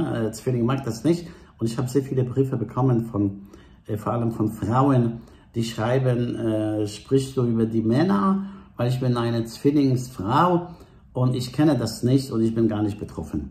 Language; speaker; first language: German; non-native, fluent; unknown